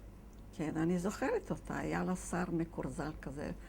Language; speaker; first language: Hebrew; non-native, fluent; Yiddish